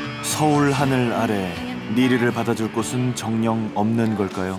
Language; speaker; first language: Korean; native; Korean